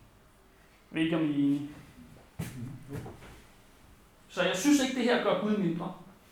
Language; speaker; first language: Danish; native; Danish